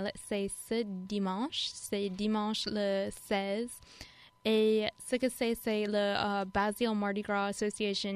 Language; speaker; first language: French; non-native, fluent; English